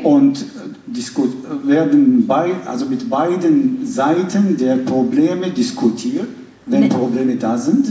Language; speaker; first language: German; non-native, fluent; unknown